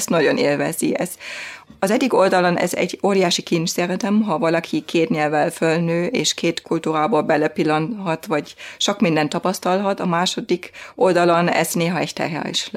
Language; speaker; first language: Hungarian; non-native, fluent; German